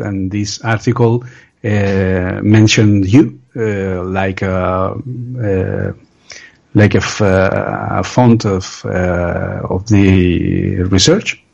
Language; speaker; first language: English; non-native, learner; Spanish